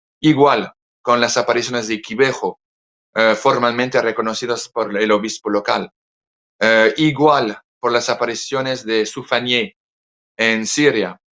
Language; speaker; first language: Spanish; non-native, fluent; French